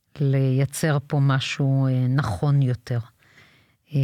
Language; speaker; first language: Hebrew; native; Hebrew